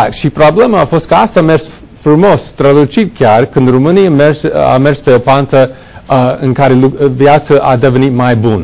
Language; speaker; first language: Romanian; non-native, fluent; English